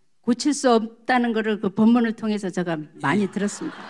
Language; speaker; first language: Korean; native; Korean